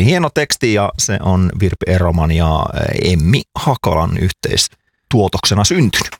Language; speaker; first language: Finnish; native; Finnish